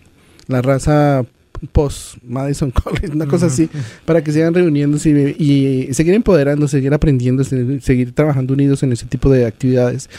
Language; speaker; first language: Spanish; native; Spanish